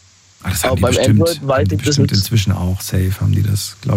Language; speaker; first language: German; native; German